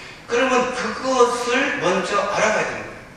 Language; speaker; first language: Korean; native; Korean